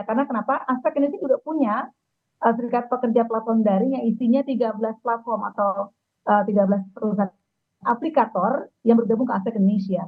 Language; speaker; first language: Indonesian; native; Indonesian